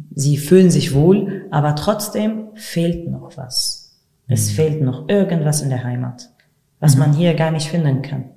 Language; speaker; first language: German; non-native, fluent; Arabic